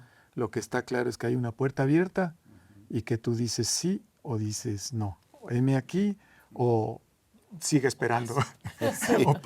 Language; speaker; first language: Spanish; native; Spanish